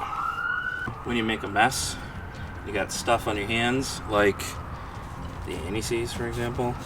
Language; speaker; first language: English; native; English